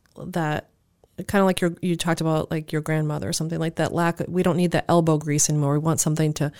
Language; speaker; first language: English; native; English